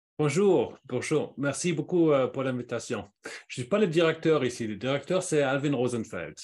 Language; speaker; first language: French; non-native, fluent; German